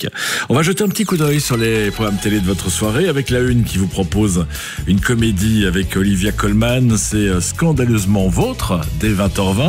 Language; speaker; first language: French; native; French